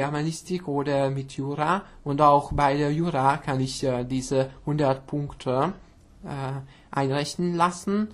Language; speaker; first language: German; non-native, fluent; Hungarian